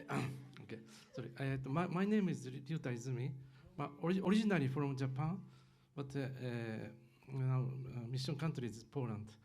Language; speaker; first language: English; non-native, learner; Japanese